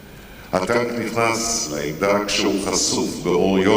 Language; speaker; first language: Hebrew; native; Hebrew